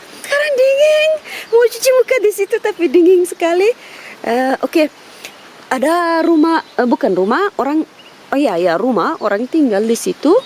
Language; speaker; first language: Indonesian; non-native, learner; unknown